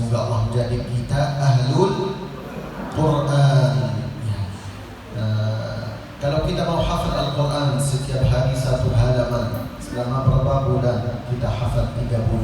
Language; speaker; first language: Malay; non-native, learner; Arabic